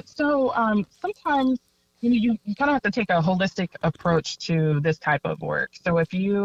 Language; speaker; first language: English; native; English